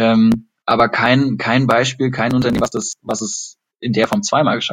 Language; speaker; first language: German; native; German